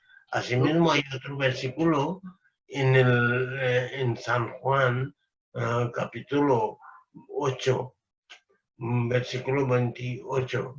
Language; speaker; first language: Spanish; non-native, fluent; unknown